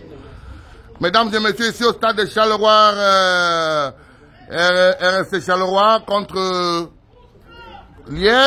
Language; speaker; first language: French; native; French